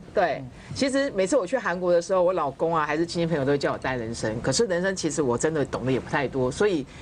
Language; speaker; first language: Chinese; native; Chinese